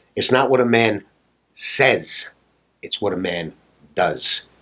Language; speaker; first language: English; native; English